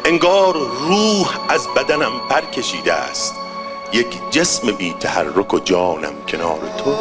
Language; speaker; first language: Persian; native; Persian